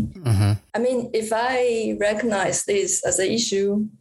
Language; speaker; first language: English; non-native, fluent; Chinese